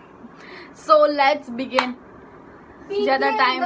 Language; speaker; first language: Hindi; non-native, local second language; Gujarati